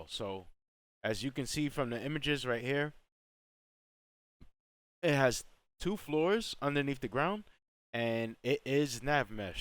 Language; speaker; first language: English; native; English